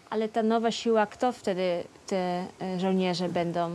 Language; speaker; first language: Polish; early bilingual, heritage; Dutch